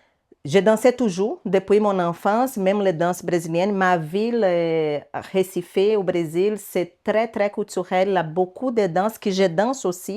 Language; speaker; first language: French; non-native, learner; Portuguese